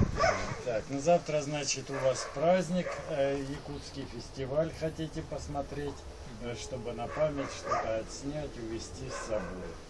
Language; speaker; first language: Russian; native; Russian